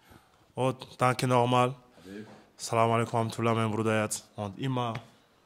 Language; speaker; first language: German; non-native, learner; French